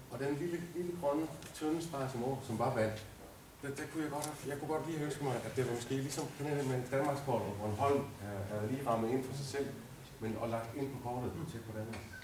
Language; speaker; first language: Danish; native; Danish